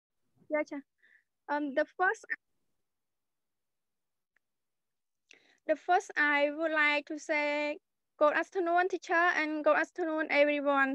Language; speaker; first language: English; non-native, learner; Khmer